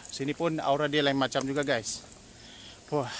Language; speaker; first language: Malay; native; Malay